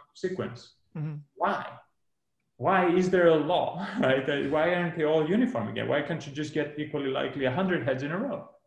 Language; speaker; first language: English; non-native, fluent; Greek